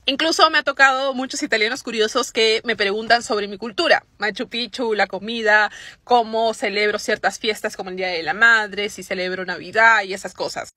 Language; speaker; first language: Spanish; native; Spanish